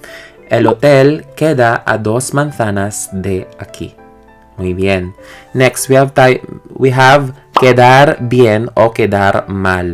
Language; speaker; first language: Spanish; non-native, learner; Filipino